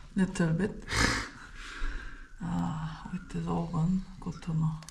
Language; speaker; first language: English; non-native, learner; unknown